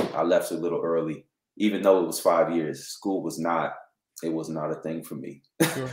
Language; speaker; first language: English; native; English